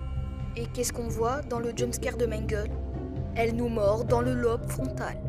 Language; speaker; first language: French; native; French